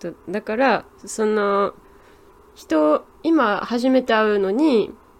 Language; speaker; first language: Japanese; non-native, fluent; English